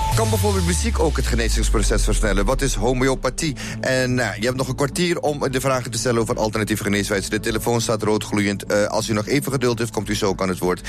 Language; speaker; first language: Dutch; native; Dutch